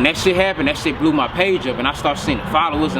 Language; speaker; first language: English; native; English